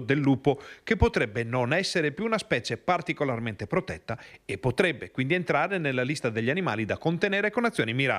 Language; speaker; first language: Italian; native; Italian